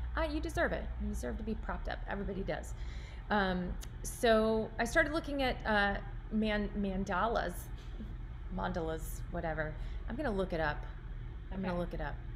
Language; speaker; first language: English; native; English